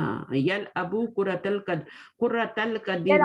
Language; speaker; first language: Arabic; non-native, fluent; Urdu